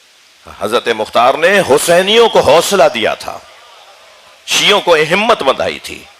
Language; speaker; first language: Urdu; native; Urdu